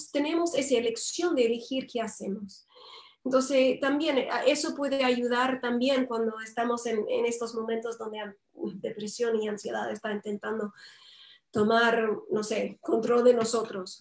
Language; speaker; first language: Spanish; non-native, fluent; English